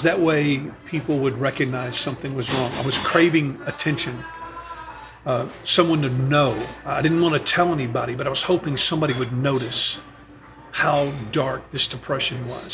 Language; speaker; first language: English; native; English